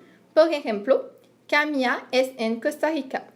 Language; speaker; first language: Spanish; non-native, learner; French